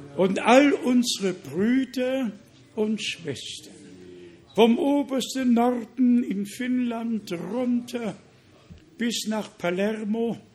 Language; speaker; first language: German; native; German